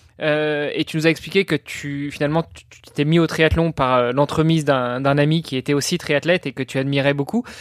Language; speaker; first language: French; non-native, fluent; Italian